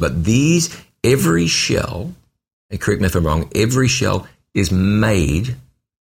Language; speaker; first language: English; native; English